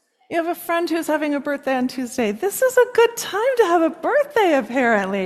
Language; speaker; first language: English; native; English